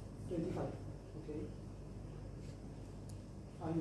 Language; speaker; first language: English; non-native, fluent; Romanian